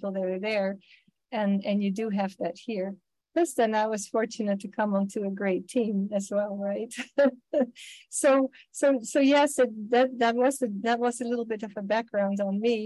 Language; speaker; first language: English; non-native, fluent; Dutch